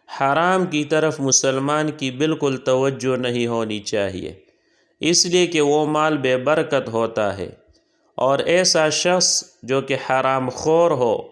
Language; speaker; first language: Urdu; native; Urdu